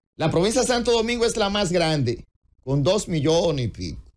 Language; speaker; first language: Spanish; native; Spanish